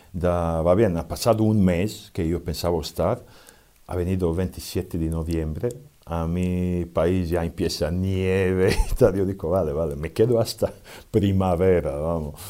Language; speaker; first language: Spanish; non-native, fluent; Serbian